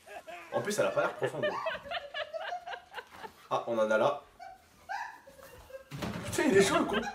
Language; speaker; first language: French; native; French